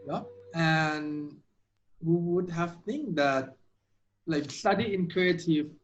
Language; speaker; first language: English; non-native, fluent; Thai